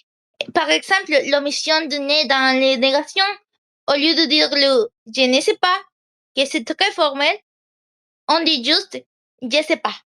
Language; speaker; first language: French; non-native, learner; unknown